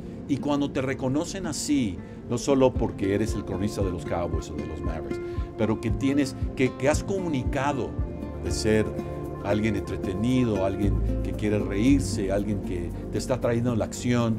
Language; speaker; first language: Spanish; native; Spanish